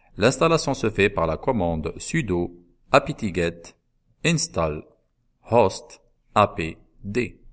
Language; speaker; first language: French; non-native, local second language; Arabic